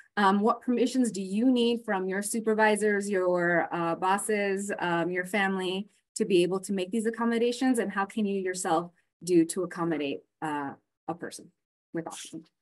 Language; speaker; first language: English; native; English